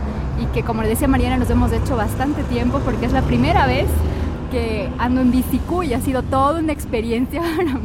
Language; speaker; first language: Spanish; native; Spanish